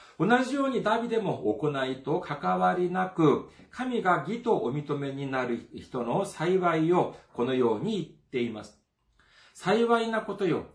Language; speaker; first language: Japanese; non-native, fluent; Korean